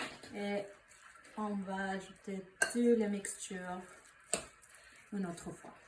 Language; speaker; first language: French; non-native, learner; Spanish